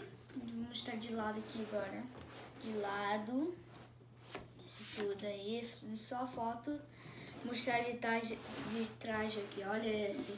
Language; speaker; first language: Portuguese; early bilingual, heritage; Portuguese